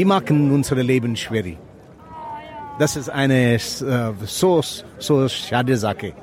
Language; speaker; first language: German; non-native, learner; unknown